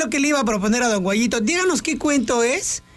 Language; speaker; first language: Spanish; native; Spanish